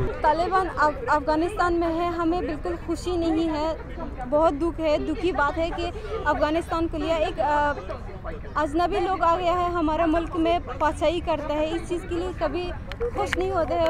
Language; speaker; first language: Hindi; non-native, learner; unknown